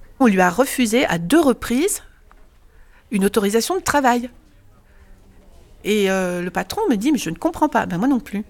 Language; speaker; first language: French; native; French